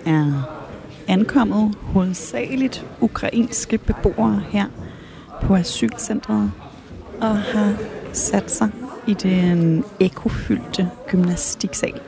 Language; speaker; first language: Danish; native; Danish